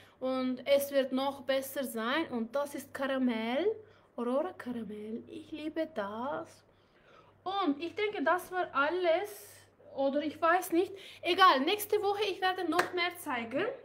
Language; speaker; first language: German; non-native, learner; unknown